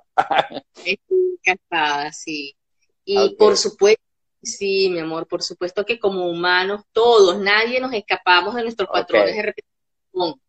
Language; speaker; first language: Spanish; native; Spanish